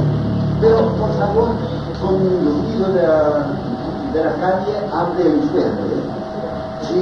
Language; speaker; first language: Spanish; non-native, fluent; French